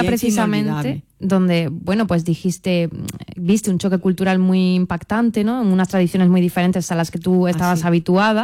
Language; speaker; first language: Spanish; native; Spanish